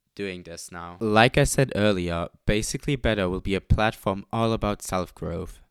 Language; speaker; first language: English; non-native, fluent; Luxembourgish